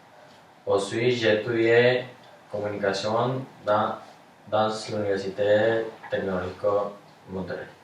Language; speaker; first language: French; non-native, learner; Spanish